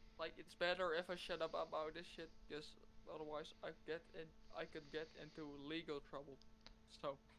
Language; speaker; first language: English; non-native, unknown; Dutch